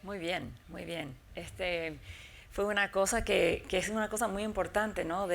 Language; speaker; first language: Spanish; early bilingual, heritage; Spanish